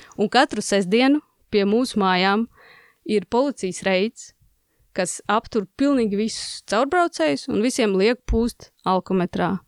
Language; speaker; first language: Latvian; non-native, local second language; Russian